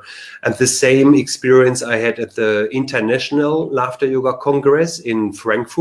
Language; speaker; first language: English; non-native, learner; German